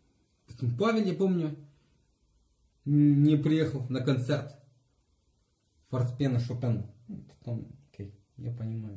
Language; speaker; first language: Russian; non-native, learner; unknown